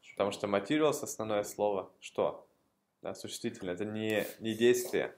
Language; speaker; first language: Russian; native; Russian